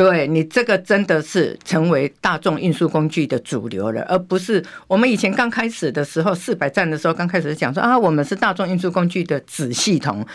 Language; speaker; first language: Chinese; native; Chinese